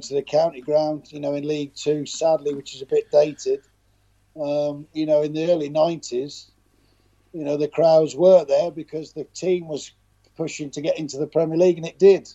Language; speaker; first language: English; native; English